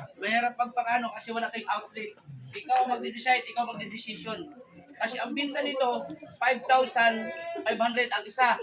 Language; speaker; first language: Filipino; native; Filipino